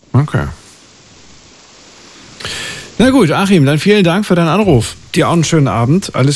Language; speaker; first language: German; native; German